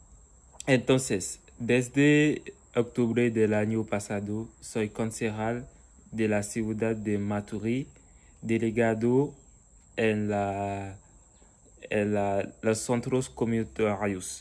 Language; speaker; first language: Spanish; non-native, learner; French